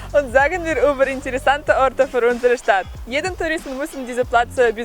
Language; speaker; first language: German; non-native, learner; Russian